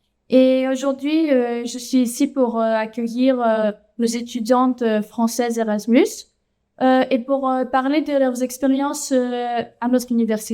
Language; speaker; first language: French; non-native, fluent; Greek